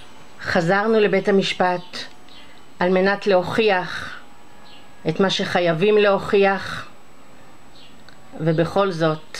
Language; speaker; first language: Hebrew; native; Hebrew